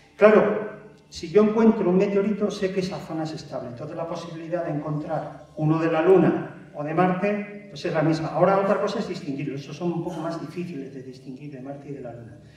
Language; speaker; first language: Spanish; native; Spanish